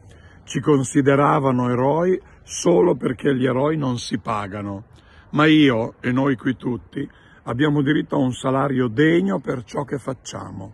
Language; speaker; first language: Italian; native; Italian